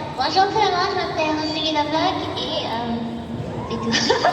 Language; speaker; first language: French; non-native, fluent; English